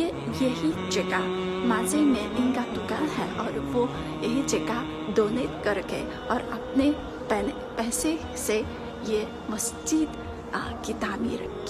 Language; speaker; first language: Hindi; non-native, fluent; Chinese